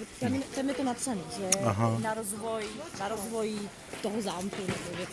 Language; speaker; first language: Czech; native; Czech